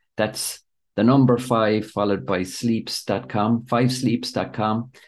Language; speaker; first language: English; native; English